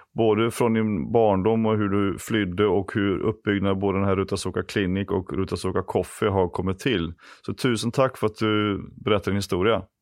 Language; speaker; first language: Swedish; native; Swedish